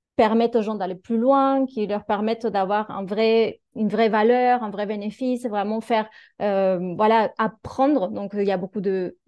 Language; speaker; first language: French; non-native, fluent; Spanish